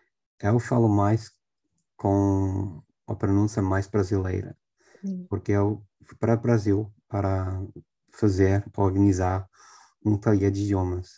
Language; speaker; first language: Portuguese; non-native, fluent; English